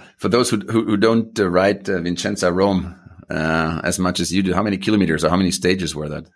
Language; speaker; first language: English; non-native, fluent; German